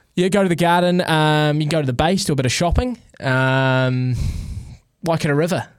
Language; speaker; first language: English; native; English